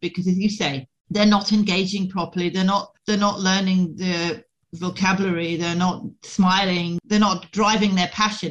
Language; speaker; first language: English; native; English